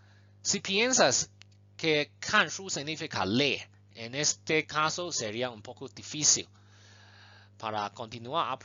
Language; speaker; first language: Spanish; non-native, fluent; Chinese